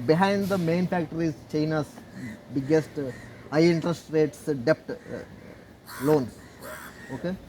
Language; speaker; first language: English; non-native, learner; Telugu